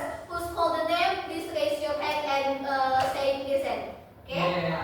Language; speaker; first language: English; non-native, learner; Indonesian